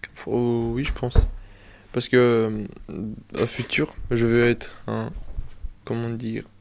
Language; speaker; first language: French; non-native, learner; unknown